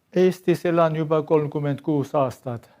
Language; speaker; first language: Estonian; non-native, learner; Armenian